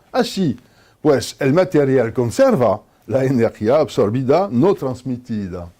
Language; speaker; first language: Spanish; non-native, fluent; French